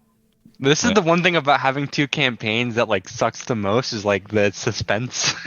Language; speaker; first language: English; native; English